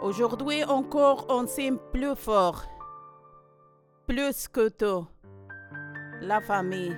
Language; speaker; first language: French; non-native, learner; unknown